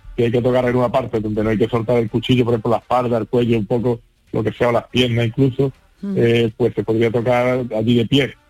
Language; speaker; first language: Spanish; native; Spanish